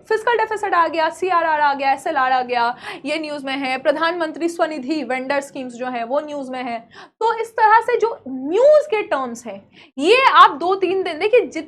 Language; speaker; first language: Hindi; native; Hindi